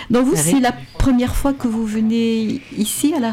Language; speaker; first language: French; native; French